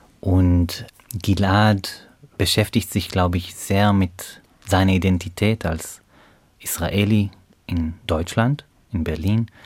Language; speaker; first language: German; non-native, fluent; Hebrew